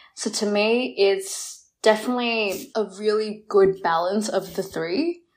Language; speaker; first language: English; early bilingual, other home language; Vietnamese